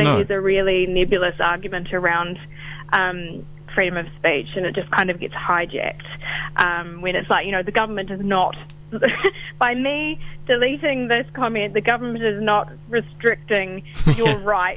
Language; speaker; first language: English; native; English